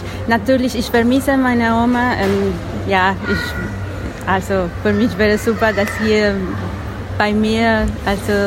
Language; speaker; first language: German; non-native, learner; Spanish